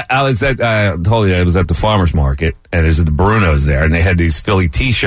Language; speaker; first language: English; native; English